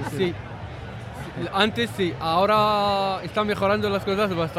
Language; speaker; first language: Spanish; non-native, learner; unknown